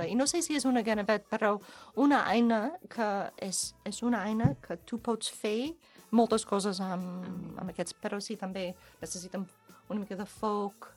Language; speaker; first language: Catalan; non-native, learner; English